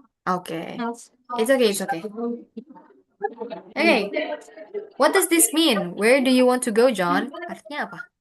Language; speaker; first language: English; non-native, fluent; Indonesian